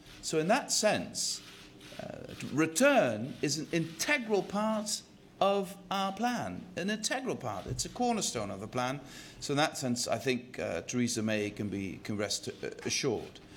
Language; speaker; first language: English; non-native, fluent; Dutch